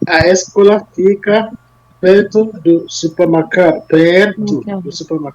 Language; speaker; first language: Portuguese; non-native, learner; English